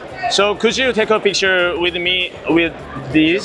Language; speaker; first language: English; non-native, learner; Korean